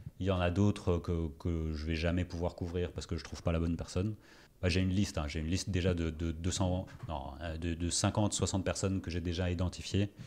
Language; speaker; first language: French; early bilingual, other home language; Greek